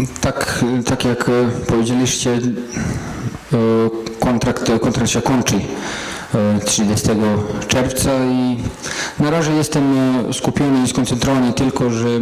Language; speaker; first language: Polish; non-native, fluent; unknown